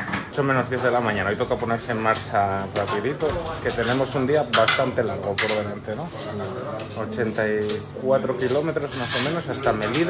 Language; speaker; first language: Spanish; native; Spanish